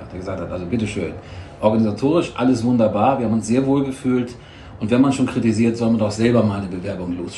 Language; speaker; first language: German; native; German